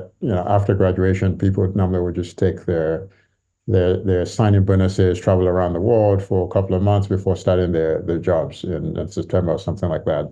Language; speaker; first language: English; non-native, local second language; Yoruba